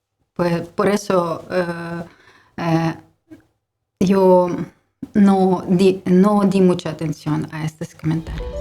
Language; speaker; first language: Spanish; non-native, learner; Ukrainian